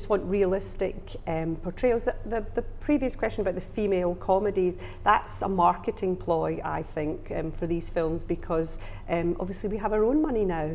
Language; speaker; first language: English; native; English